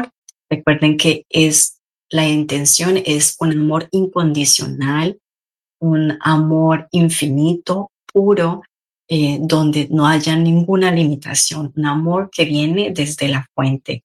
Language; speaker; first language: Spanish; native; Spanish